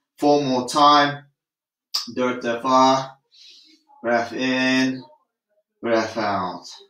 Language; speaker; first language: English; non-native, fluent; Turkish